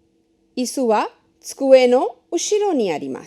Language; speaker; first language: Japanese; non-native, learner; Hindi